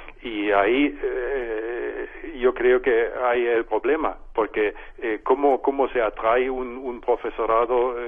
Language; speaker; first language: Spanish; non-native, fluent; German